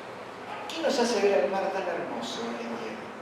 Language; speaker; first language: Spanish; native; Spanish